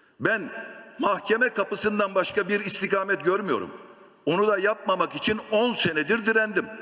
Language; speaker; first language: Turkish; native; Turkish